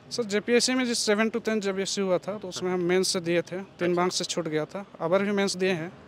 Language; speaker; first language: Hindi; native; Hindi